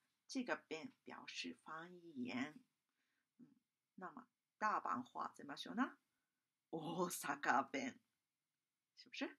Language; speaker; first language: Chinese; non-native, fluent; Japanese